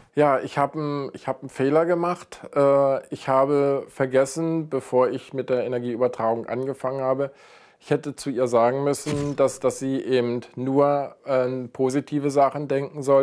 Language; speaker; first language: German; native; German